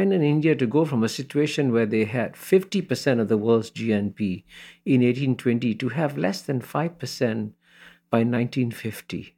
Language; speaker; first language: English; early bilingual, other home language; Hindi